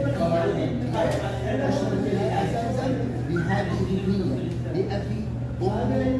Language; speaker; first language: Arabic; native; Arabic